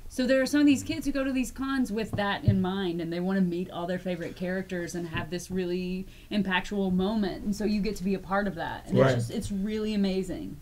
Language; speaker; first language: English; native; English